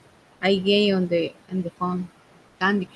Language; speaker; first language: English; non-native, learner; Spanish